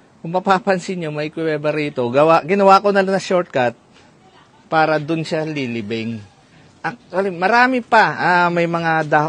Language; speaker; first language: Filipino; non-native, local second language; Pampanga